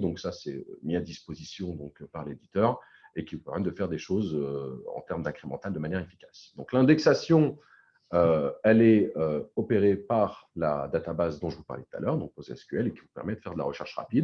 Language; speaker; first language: French; native; French